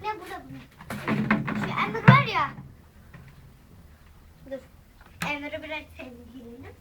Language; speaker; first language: Turkish; early bilingual, heritage; Turkish